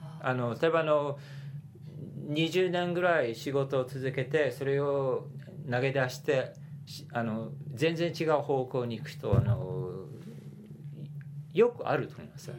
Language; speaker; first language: Japanese; non-native, fluent; English